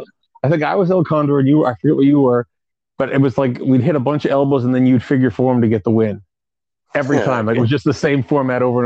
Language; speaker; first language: English; native; English